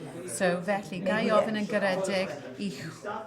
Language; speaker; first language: Welsh; non-native, learner; English